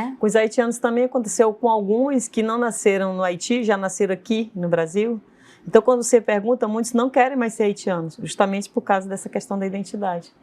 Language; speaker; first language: Portuguese; native; Portuguese